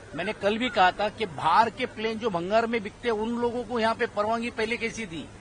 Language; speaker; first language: Hindi; non-native, local second language; Marathi